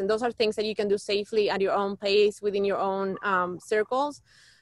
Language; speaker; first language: English; non-native, fluent; Spanish